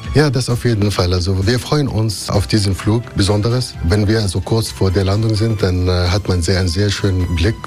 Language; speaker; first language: German; non-native, fluent; Arabic